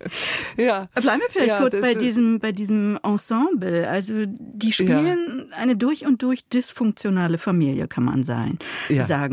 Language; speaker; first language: German; native; German